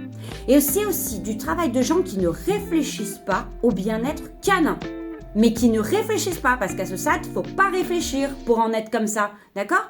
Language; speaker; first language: French; native; French